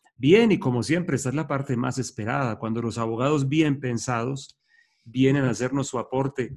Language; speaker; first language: Spanish; native; Spanish